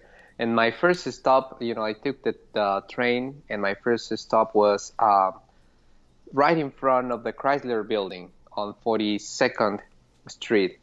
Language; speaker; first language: English; non-native, fluent; Spanish